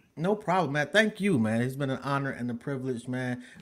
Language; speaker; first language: English; native; English